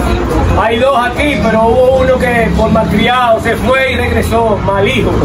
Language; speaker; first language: Spanish; native; Spanish